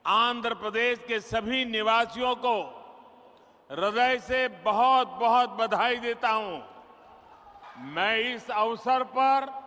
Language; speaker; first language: Hindi; non-native, local second language; Gujarati